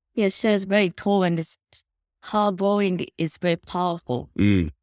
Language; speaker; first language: English; non-native, learner; Japanese